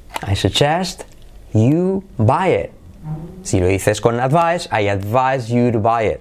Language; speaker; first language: English; non-native, fluent; Spanish